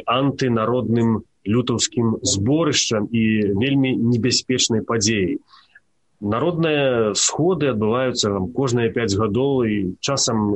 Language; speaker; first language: Belarusian; native; Belarusian